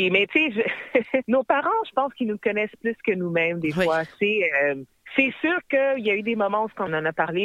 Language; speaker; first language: French; native; French